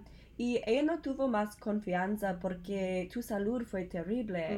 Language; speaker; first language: Spanish; non-native, learner; English